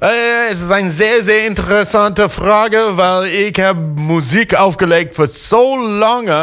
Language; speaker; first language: German; non-native, learner; English